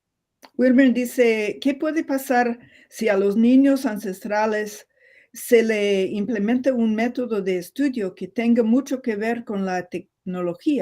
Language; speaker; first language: Spanish; non-native, fluent; English